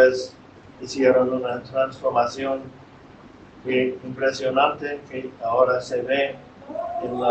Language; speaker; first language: Spanish; non-native, fluent; English